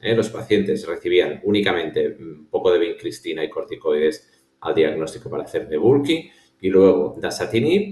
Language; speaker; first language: Spanish; native; Spanish